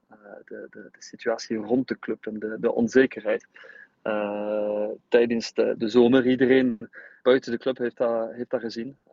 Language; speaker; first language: Dutch; non-native, fluent; English